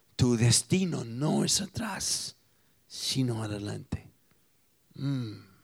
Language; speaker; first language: Spanish; non-native, fluent; English